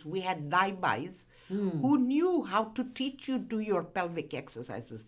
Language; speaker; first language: English; non-native, local second language; Gujarati